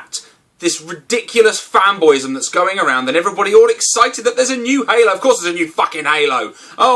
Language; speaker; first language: English; native; English